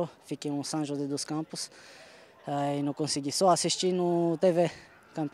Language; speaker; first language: Portuguese; non-native, learner; Armenian